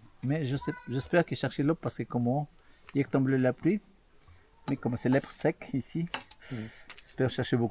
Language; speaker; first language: French; non-native, learner; Spanish